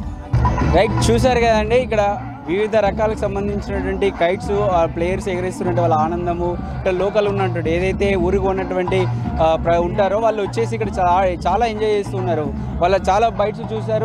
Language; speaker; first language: Telugu; native; Telugu